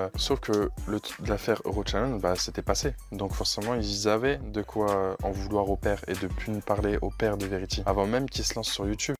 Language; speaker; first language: French; native; French